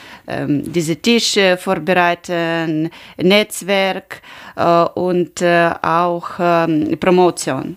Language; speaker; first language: German; non-native, learner; Ukrainian